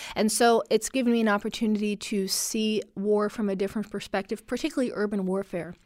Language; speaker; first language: English; early bilingual, other home language; Arabic